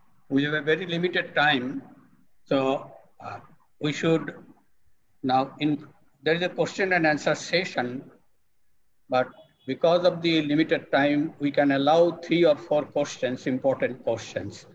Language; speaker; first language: English; non-native, local second language; Bangla